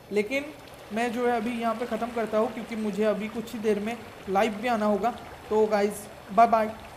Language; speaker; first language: Hindi; native; Hindi